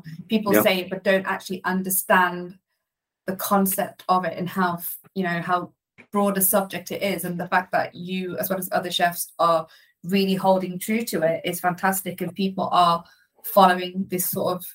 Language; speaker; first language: English; native; English